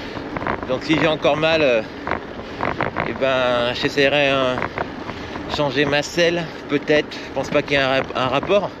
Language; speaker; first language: French; native; French